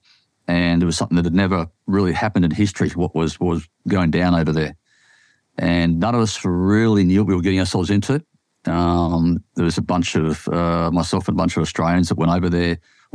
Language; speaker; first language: English; native; English